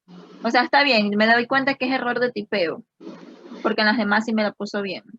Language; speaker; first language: Spanish; native; Spanish